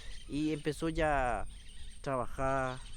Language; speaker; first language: Spanish; non-native, local second language; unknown